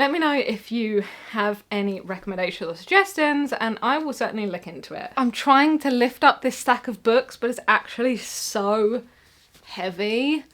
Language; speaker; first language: English; native; English